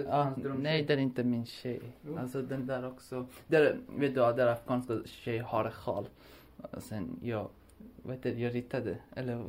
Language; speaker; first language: Swedish; non-native, learner; Persian